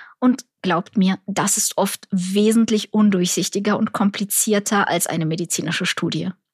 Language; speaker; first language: German; early bilingual, other home language; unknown